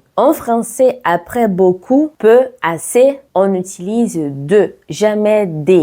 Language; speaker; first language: French; non-native, fluent; Portuguese